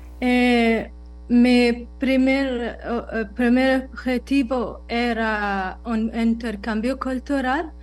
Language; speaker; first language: Spanish; non-native, learner; Arabic